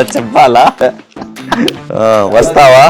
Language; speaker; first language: Telugu; non-native, learner; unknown